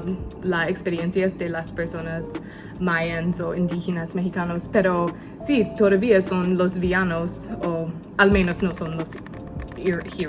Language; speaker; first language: Spanish; non-native, learner; English